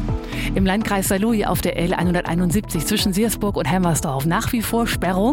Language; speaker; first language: German; native; German